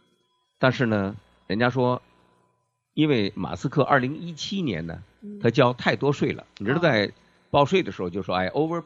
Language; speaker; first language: Chinese; native; Chinese